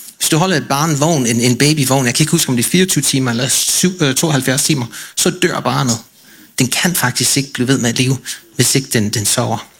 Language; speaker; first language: Danish; non-native, fluent; English